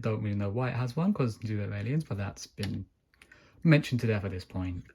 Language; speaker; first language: English; native; English